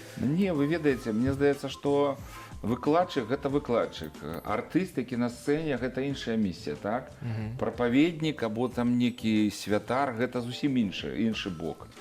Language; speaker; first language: Belarusian; native; Belarusian